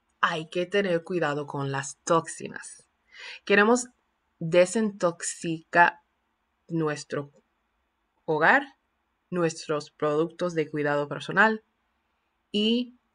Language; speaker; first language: Spanish; non-native, fluent; English